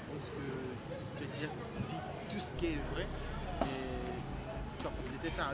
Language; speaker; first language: French; non-native, learner; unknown